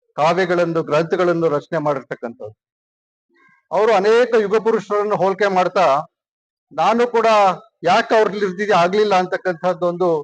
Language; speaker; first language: Kannada; native; Kannada